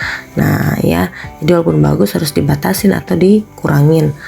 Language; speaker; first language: Indonesian; native; Indonesian